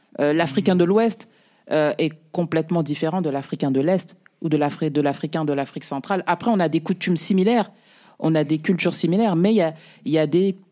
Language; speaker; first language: French; native; French